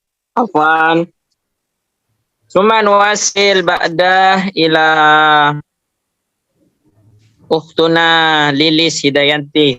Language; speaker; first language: Arabic; non-native, learner; Indonesian